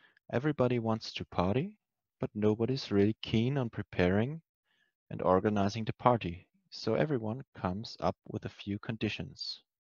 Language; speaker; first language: English; non-native, fluent; German